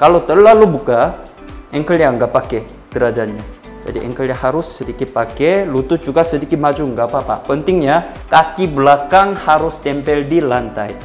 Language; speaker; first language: Indonesian; non-native, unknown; Korean